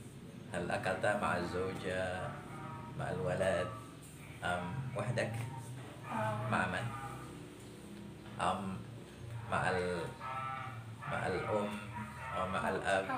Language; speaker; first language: Arabic; non-native, fluent; Indonesian